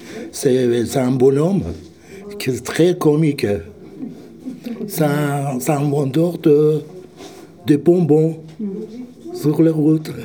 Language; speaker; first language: French; non-native, learner; Persian